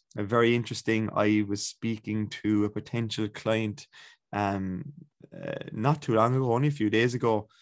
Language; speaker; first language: English; native; English